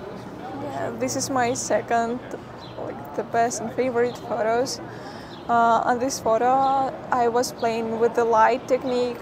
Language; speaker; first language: English; non-native, fluent; Ukrainian